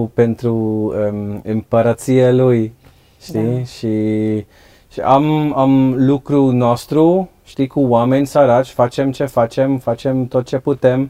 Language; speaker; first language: Romanian; non-native, learner; Dutch